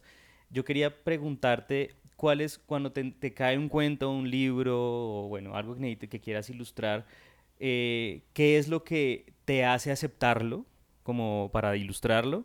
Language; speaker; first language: Spanish; native; Spanish